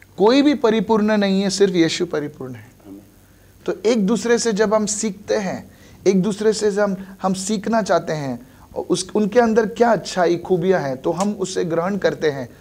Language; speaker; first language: Hindi; non-native, local second language; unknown